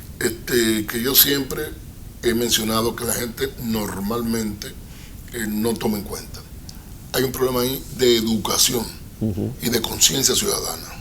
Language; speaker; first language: Spanish; native; Spanish